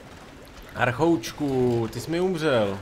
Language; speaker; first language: Czech; native; Czech